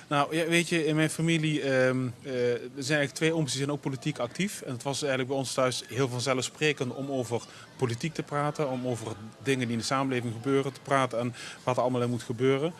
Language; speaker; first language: Dutch; native; Dutch